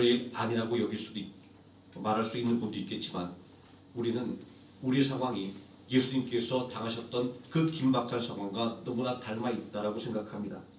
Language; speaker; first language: Korean; native; Korean